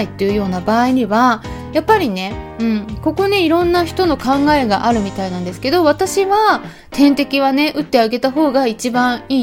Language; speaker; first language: Japanese; native; Japanese